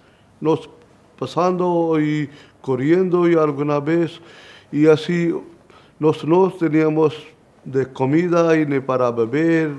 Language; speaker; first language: Spanish; non-native, learner; Punjabi